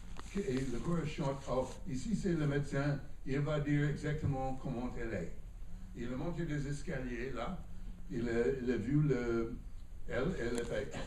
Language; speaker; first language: French; non-native, learner; English